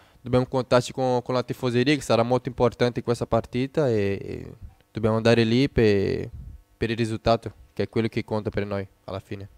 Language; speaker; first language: Italian; non-native, fluent; Portuguese